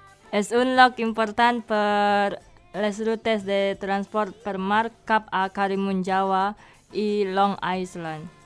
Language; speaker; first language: Catalan; non-native, fluent; Indonesian